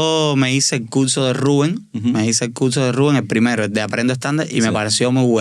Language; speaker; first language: Spanish; native; Spanish